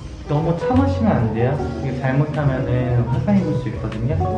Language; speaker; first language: Korean; native; Korean